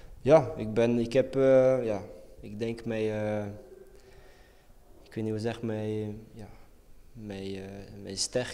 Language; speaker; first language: Dutch; non-native, learner; French